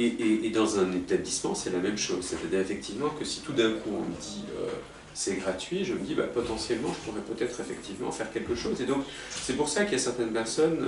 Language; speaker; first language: French; native; French